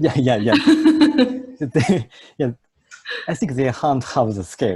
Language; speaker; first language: English; non-native, fluent; Japanese